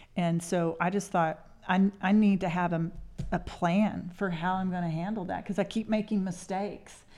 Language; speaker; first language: English; native; English